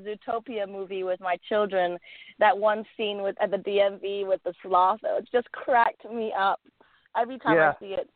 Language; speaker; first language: English; native; English